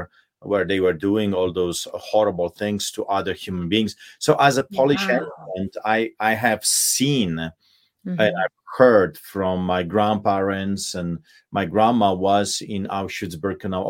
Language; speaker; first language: English; non-native, fluent; Polish